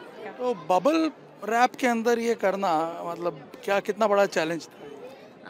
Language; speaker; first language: Hindi; native; Hindi